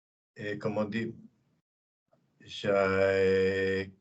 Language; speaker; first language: French; non-native, learner; English